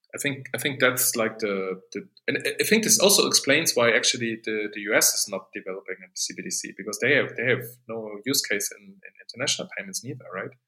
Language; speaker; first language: English; non-native, fluent; German